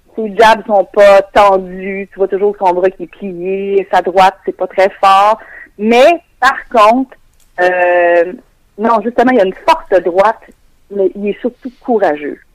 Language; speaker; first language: French; native; French